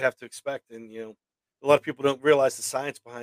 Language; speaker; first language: English; native; English